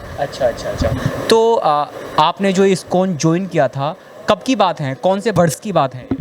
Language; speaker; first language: Hindi; native; Hindi